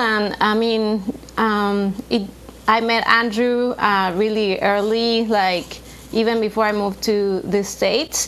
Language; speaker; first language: English; non-native, fluent; Spanish